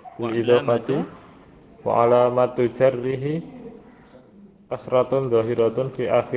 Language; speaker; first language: Arabic; non-native, learner; Indonesian